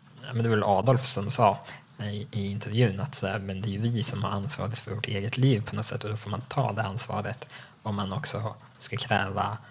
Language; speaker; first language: Swedish; native; Swedish